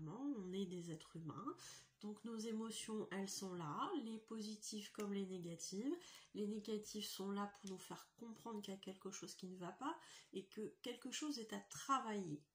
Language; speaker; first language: French; native; French